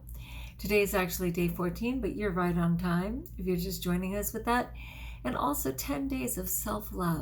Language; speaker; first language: English; native; English